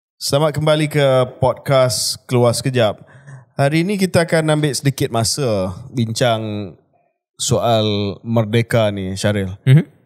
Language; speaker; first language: Malay; early bilingual, heritage; Malay